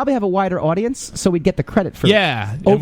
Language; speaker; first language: English; native; English